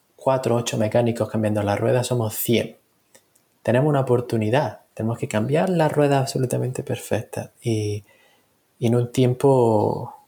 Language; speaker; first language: Spanish; native; Spanish